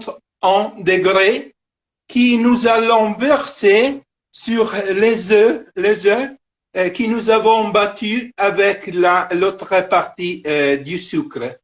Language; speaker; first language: French; non-native, fluent; Italian